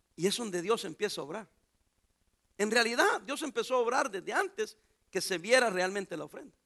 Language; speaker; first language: Spanish; native; Spanish